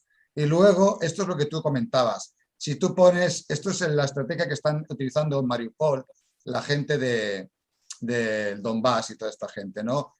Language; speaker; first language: Spanish; native; Spanish